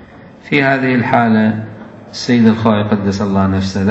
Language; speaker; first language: Arabic; native; Arabic